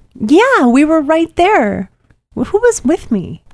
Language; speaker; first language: English; native; English